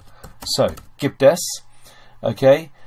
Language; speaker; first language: German; non-native, fluent; English